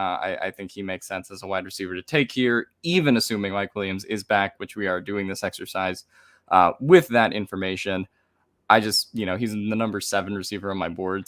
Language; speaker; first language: English; native; English